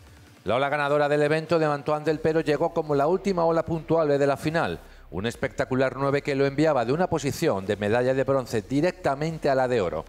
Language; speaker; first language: Spanish; native; Spanish